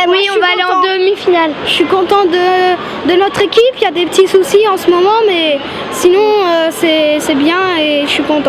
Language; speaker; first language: French; native; French